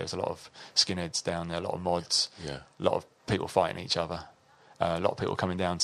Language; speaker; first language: English; native; English